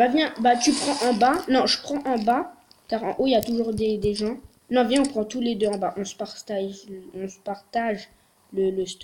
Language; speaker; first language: French; native; French